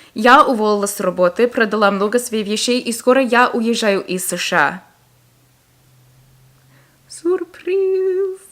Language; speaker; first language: Russian; non-native, fluent; English